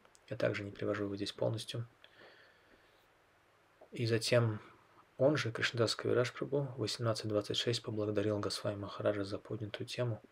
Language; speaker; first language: Russian; native; Russian